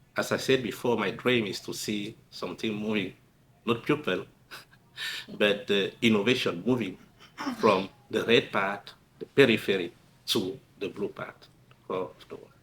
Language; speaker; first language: English; non-native, local second language; French